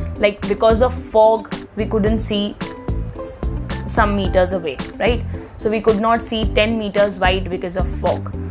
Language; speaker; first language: English; non-native, local second language; Hindi